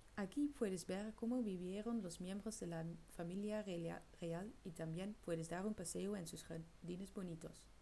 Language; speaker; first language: Spanish; non-native, learner; Dutch